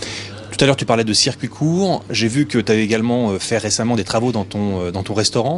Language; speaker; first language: French; native; French